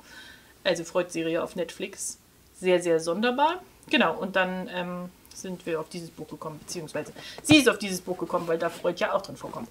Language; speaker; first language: German; native; German